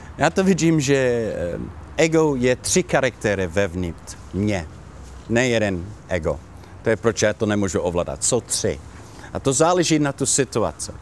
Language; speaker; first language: Czech; non-native, learner; Italian